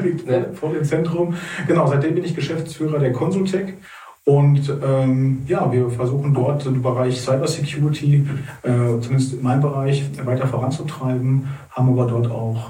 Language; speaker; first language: German; native; German